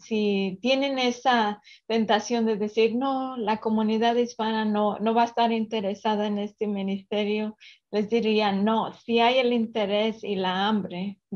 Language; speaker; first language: Spanish; early bilingual, other home language; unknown